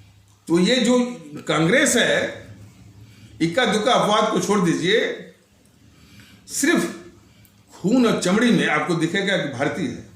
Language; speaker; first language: Hindi; native; Hindi